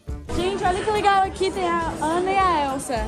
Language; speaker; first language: Portuguese; native; Portuguese